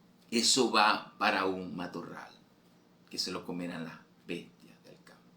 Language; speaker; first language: Spanish; native; Spanish